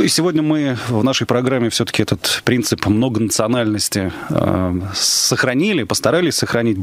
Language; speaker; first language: Russian; native; Russian